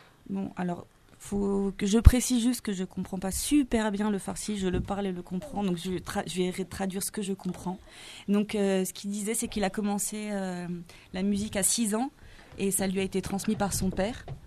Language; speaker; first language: French; native; French